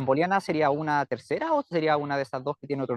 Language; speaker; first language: Spanish; native; Spanish